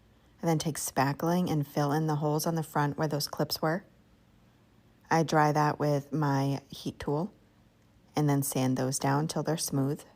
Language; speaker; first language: English; native; English